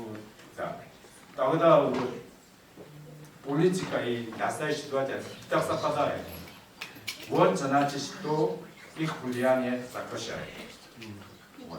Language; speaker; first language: Russian; non-native, learner; Korean